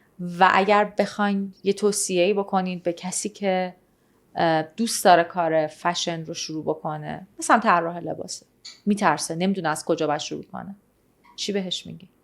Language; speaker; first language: Persian; native; Persian